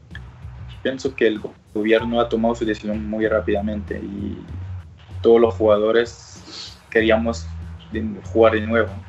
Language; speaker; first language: Spanish; early bilingual, other home language; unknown